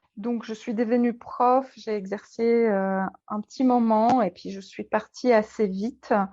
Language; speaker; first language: French; non-native, fluent; Polish